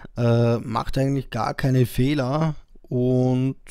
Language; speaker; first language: German; native; German